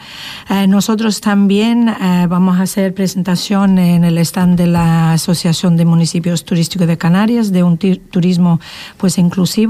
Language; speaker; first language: Spanish; non-native, fluent; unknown